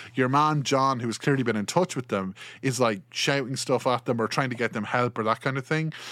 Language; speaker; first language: English; native; English